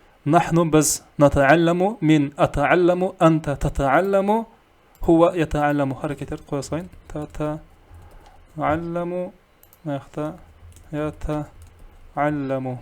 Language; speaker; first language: Arabic; non-native, fluent; Kazakh